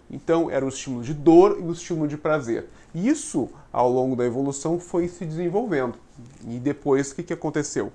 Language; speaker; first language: Portuguese; native; Portuguese